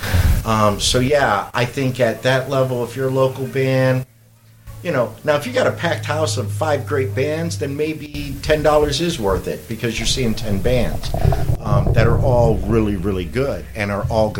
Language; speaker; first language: English; native; English